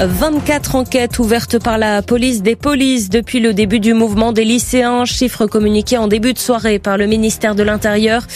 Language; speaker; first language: French; native; French